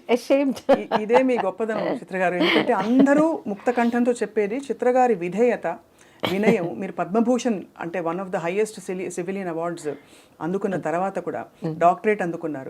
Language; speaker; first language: Telugu; native; Telugu